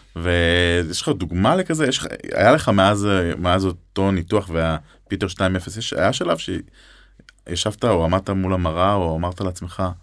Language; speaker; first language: Hebrew; native; Hebrew